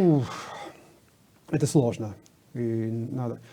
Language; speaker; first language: Russian; non-native, fluent; English